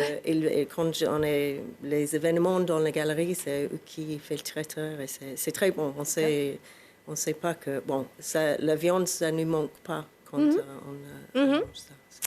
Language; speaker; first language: French; non-native, fluent; English